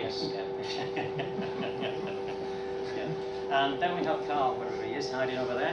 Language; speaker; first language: English; native; English